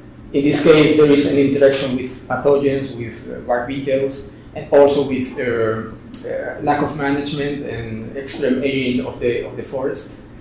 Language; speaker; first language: English; non-native, fluent; Spanish